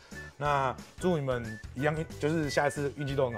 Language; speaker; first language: Chinese; native; Chinese